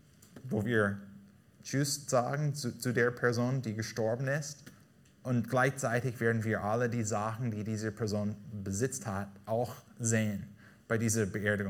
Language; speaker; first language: German; non-native, fluent; English